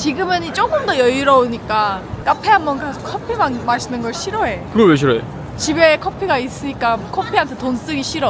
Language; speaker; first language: Korean; non-native, fluent; Turkish